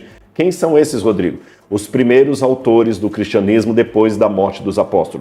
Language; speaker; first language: Portuguese; native; Portuguese